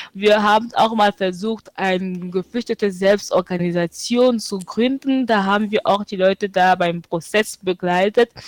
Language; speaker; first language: German; non-native, fluent; French